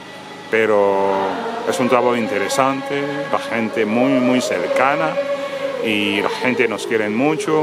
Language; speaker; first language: Spanish; non-native, fluent; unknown